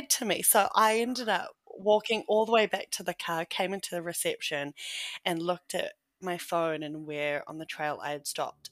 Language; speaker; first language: English; native; English